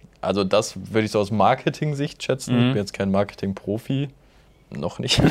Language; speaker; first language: German; native; German